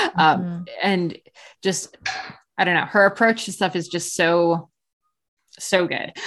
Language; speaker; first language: English; native; English